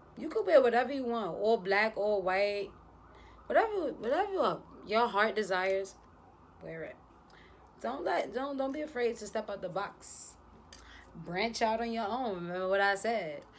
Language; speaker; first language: English; native; English